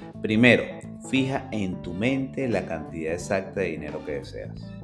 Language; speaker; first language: Spanish; native; Spanish